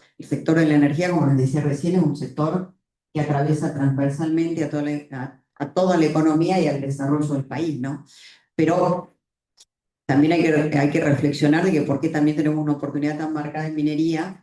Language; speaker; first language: Spanish; native; Spanish